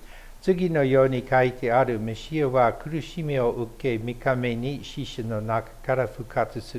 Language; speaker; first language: Japanese; non-native, fluent; English